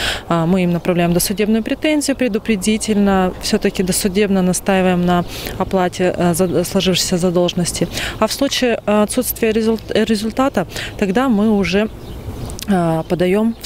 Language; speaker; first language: Russian; native; Russian